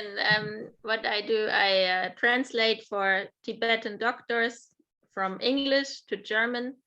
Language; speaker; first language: English; non-native, fluent; German